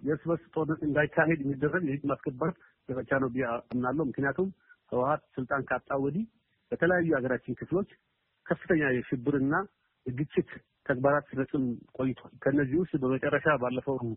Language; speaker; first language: Amharic; non-native, local second language; Somali